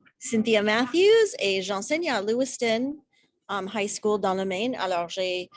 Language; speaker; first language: French; non-native, learner; English